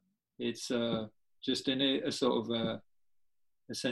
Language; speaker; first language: English; native; English